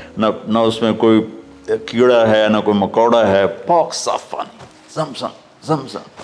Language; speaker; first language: Urdu; non-native, local second language; Punjabi